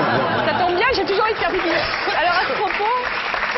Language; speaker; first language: French; native; French